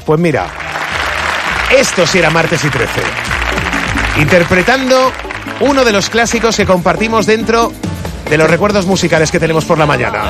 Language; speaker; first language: Spanish; native; Spanish